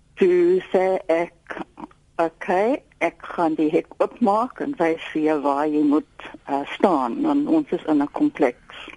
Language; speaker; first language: Afrikaans; non-native, local second language; English